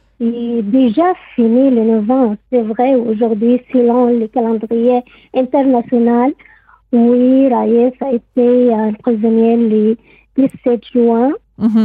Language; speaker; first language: French; non-native, learner; Arabic